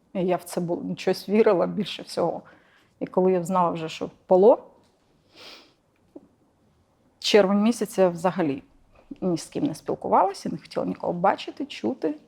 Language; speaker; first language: Ukrainian; non-native, local second language; Russian